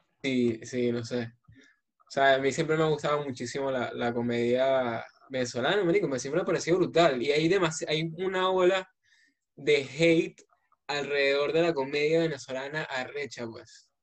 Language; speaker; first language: Spanish; native; Spanish